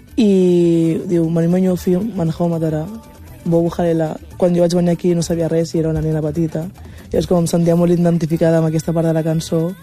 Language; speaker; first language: Catalan; early bilingual, other home language; Wolof